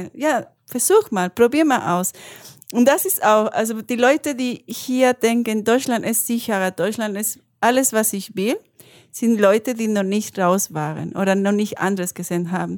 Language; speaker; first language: German; non-native, learner; Spanish